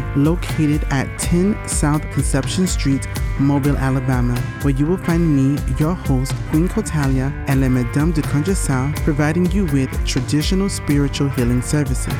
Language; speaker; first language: English; native; English